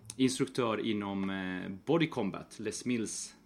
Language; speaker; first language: Swedish; early bilingual, other home language; Spanish